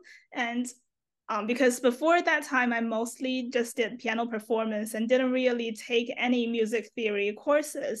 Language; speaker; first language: English; non-native, fluent; Chinese